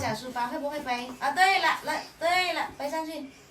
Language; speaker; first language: Chinese; native; Chinese